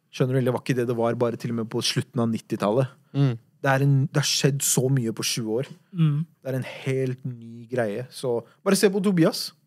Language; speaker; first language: Norwegian; early bilingual, other home language; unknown